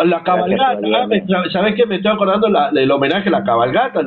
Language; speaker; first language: Spanish; native; Spanish